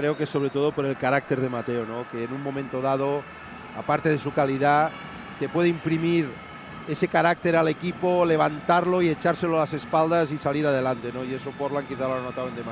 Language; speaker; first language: Spanish; native; Spanish